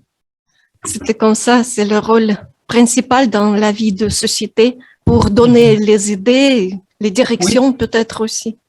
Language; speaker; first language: French; non-native, fluent; Russian